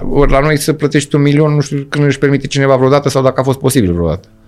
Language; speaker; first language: Romanian; native; Romanian